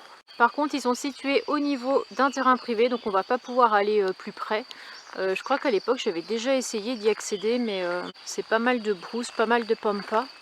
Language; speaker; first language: French; native; French